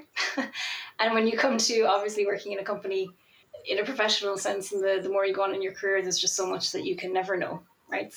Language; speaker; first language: English; native; English